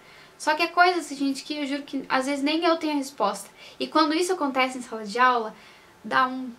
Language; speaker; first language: Portuguese; native; Portuguese